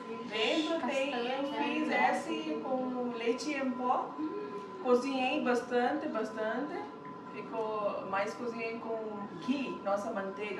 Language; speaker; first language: Portuguese; non-native, learner; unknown